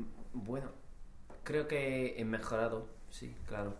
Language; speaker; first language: Spanish; non-native, fluent; English